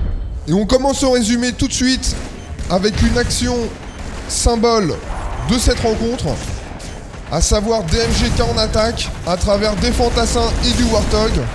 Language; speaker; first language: French; native; French